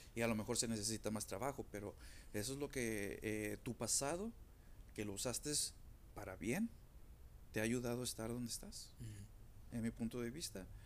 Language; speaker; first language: Spanish; early bilingual, heritage; Spanish